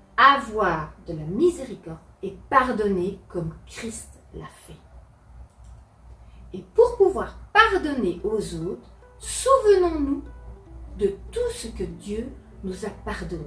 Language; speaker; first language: French; native; French